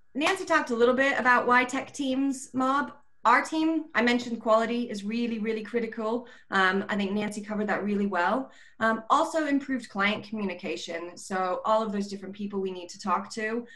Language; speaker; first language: English; native; English